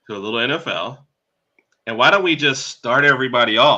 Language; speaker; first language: English; native; English